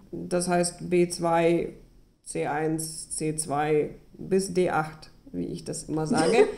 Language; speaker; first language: German; early bilingual, other home language; Russian